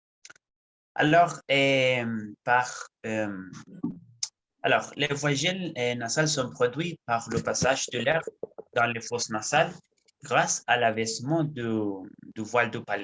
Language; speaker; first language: French; non-native, learner; Spanish